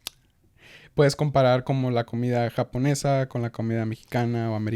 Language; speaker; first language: Spanish; early bilingual, heritage; Spanish